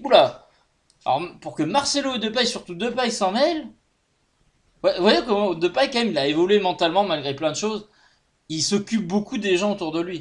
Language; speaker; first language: French; native; French